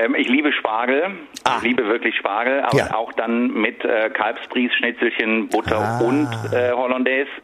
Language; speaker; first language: German; native; German